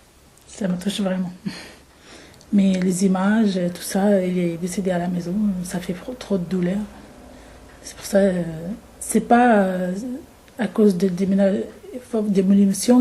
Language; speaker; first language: French; non-native, fluent; Arabic